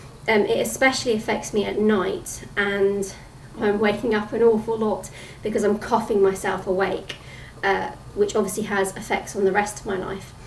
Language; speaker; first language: English; native; English